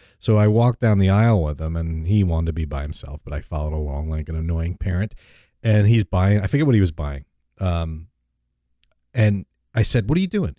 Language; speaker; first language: English; native; English